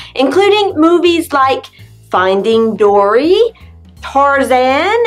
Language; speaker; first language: English; native; English